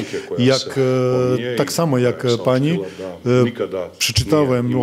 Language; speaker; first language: Polish; non-native, fluent; Serbian